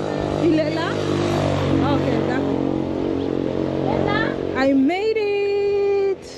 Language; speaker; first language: French; non-native, learner; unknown